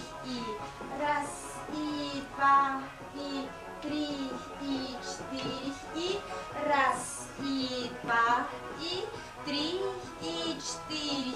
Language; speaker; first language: Russian; non-native, local second language; Yakut